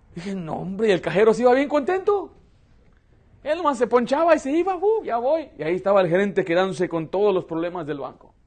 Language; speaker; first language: Spanish; early bilingual, heritage; Spanish